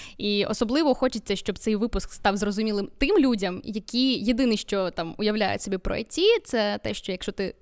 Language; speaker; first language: Ukrainian; native; Ukrainian